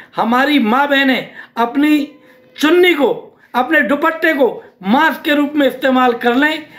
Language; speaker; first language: Hindi; native; Hindi